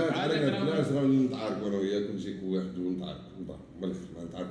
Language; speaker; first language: Arabic; native; Arabic